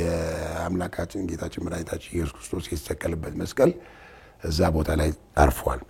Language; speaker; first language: Amharic; non-native, local second language; Tigrinya